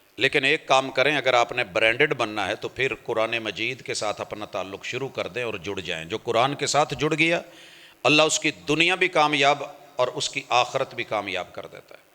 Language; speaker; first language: Urdu; non-native, local second language; Punjabi